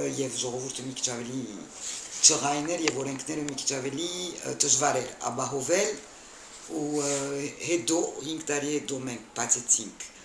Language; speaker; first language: Armenian; early bilingual, heritage; Armenian